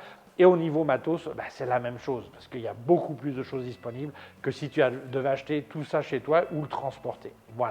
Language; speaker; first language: French; native; French